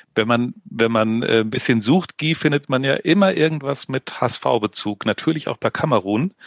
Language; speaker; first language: German; native; German